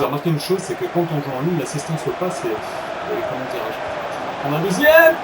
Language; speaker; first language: French; native; French